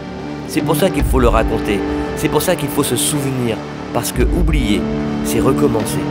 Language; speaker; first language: French; native; French